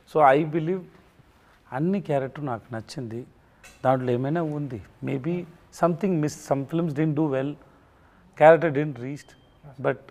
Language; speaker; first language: Telugu; non-native, learner; Tamil